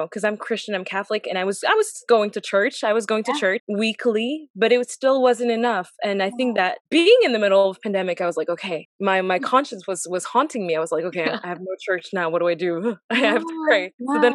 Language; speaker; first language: English; non-native, fluent; French